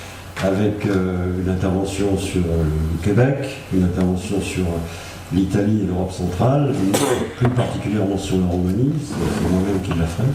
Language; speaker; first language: French; native; French